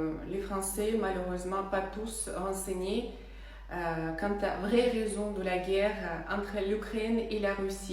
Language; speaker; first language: French; non-native, fluent; Russian